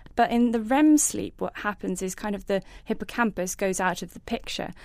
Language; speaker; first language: English; non-native, fluent; Norwegian